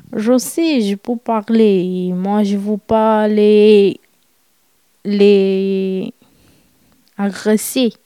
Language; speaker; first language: French; non-native, fluent; Romanian